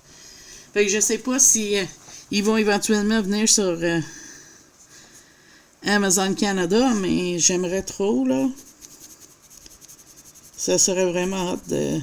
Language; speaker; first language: French; native; French